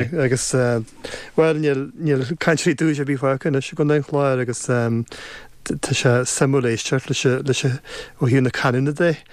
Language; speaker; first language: Irish; native; Irish